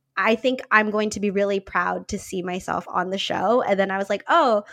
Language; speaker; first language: English; native; English